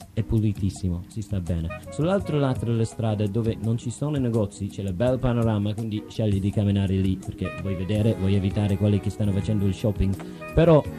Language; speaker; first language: Italian; non-native, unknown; English